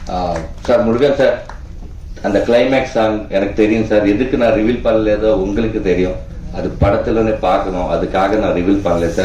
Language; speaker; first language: Tamil; non-native, learner; Telugu